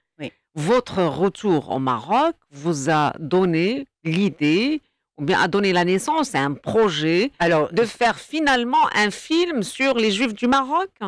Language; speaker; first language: French; non-native, local second language; Arabic